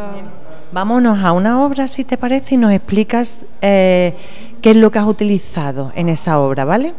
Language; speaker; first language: Spanish; native; Spanish